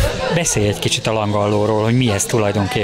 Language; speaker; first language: Hungarian; native; Hungarian